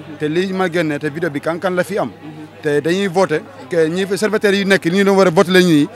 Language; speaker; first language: Wolof; non-native, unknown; Fula